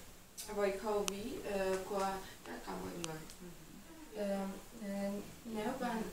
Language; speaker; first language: Vietnamese; non-native, learner; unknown